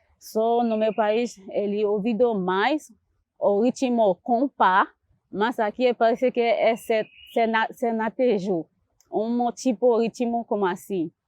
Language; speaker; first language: Portuguese; non-native, learner; Haitian Creole